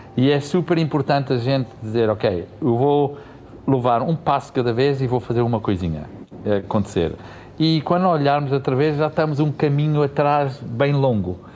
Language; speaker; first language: Portuguese; early bilingual, heritage; Portuguese